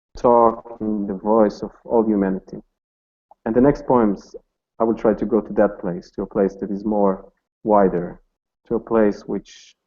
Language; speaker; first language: English; non-native, fluent; Hebrew